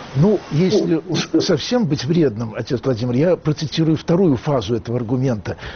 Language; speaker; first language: Russian; native; Russian